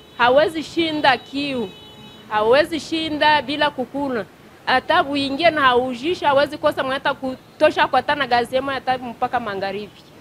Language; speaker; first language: Swahili; non-native, local second language; Kinyarwanda